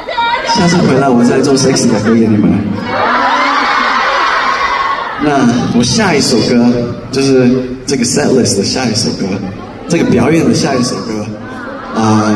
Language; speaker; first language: Chinese; early bilingual, heritage; English